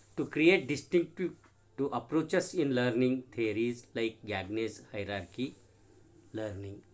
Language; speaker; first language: English; non-native, local second language; Kannada